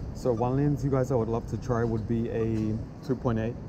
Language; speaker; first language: English; native; English